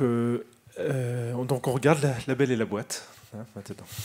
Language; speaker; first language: French; native; French